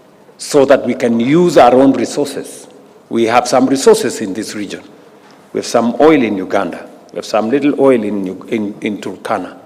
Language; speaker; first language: English; non-native, local second language; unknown